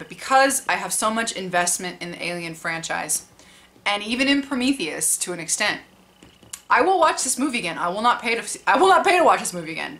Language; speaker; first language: English; native; English